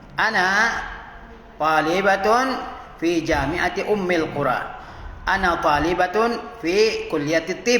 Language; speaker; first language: Arabic; non-native, fluent; Indonesian